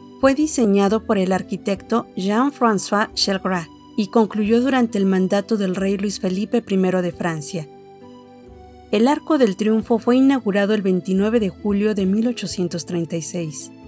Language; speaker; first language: Spanish; native; Spanish